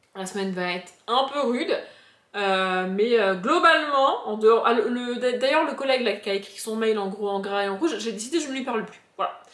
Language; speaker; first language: French; native; French